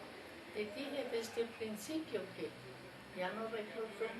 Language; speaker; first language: Spanish; non-native, fluent; German